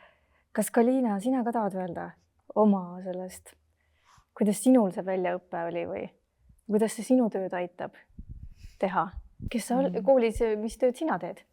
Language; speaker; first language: Estonian; non-native, local second language; Russian